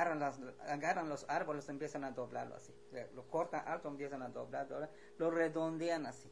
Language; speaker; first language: Spanish; non-native, local second language; Yucateco